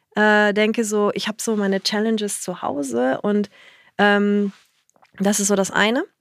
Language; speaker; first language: German; early bilingual, other home language; Japanese